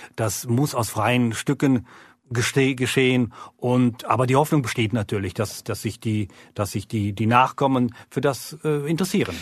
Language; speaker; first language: German; native; German